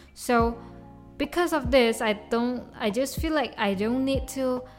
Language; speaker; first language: English; non-native, local second language; Chinese